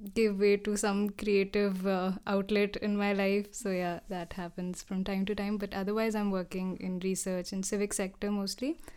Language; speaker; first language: English; non-native, local second language; Hindi